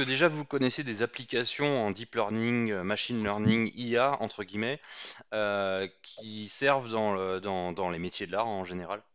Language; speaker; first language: French; native; French